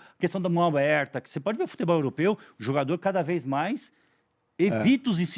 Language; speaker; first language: Portuguese; native; Portuguese